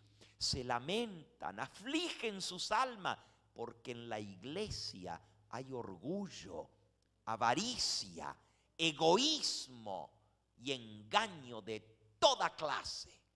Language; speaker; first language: Spanish; native; Spanish